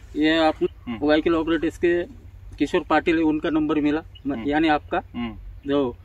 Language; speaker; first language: Hindi; non-native, local second language; Marathi